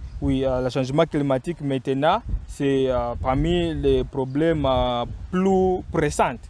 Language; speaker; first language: French; non-native, fluent; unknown